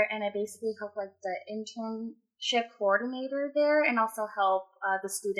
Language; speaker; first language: English; native; English